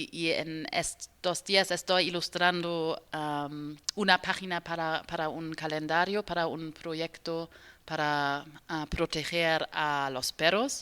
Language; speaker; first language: Spanish; non-native, learner; German